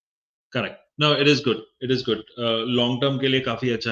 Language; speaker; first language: English; non-native, local second language; Hindi